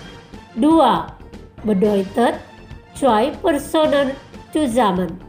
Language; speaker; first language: German; non-native, learner; Indonesian